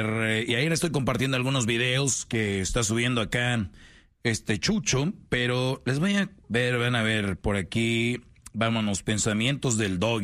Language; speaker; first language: Spanish; native; Spanish